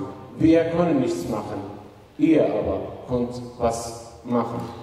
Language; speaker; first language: German; non-native, fluent; Arabic